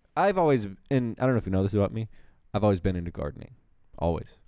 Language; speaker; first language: English; native; English